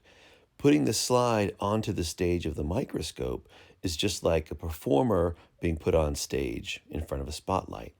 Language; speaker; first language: English; native; English